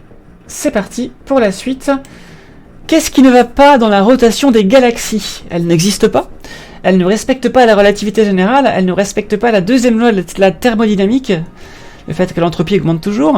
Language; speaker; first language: French; native; French